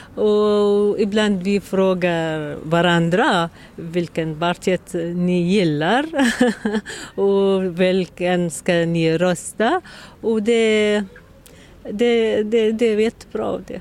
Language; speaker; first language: Swedish; non-native, learner; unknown